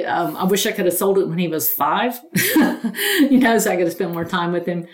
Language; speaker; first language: English; native; English